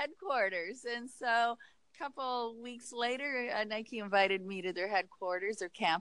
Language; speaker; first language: English; native; English